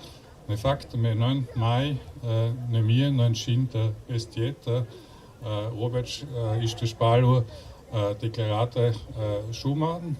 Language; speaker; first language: Albanian; non-native, learner; German